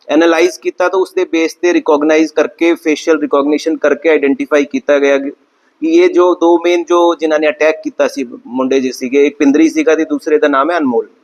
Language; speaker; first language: Hindi; non-native, local second language; Punjabi